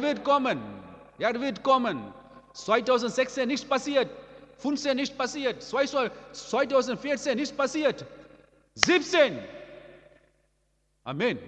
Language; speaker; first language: German; non-native, learner; Amharic